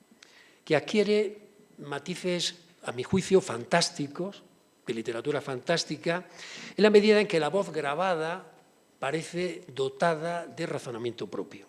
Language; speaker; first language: Spanish; native; Spanish